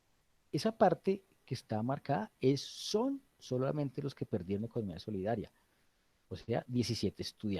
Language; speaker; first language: Spanish; native; Spanish